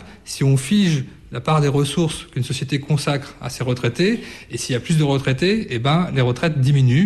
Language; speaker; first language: French; native; French